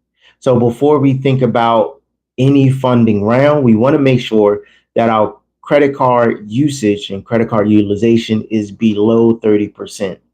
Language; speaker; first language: English; native; English